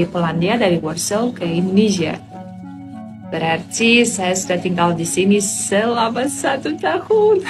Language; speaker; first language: Indonesian; non-native, fluent; Polish